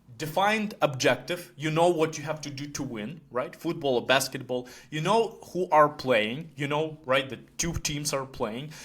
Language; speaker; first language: English; non-native, fluent; Ukrainian